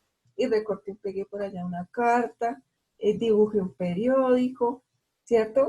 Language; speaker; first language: Spanish; native; Spanish